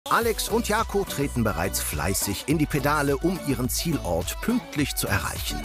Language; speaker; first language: German; native; German